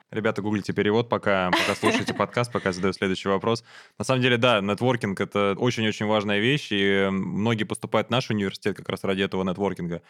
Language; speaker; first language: Russian; native; Russian